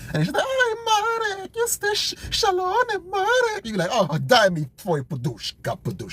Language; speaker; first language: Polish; non-native, learner; English